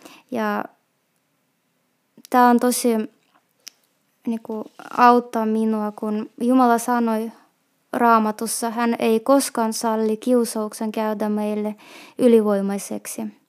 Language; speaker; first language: Finnish; non-native, fluent; Russian